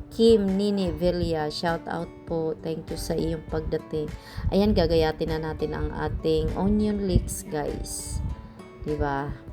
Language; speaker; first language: Filipino; non-native, local second language; Cebuano